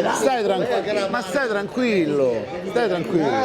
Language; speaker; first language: Italian; native; Italian